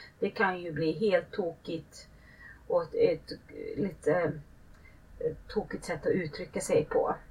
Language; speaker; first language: Swedish; early bilingual, other home language; Finnish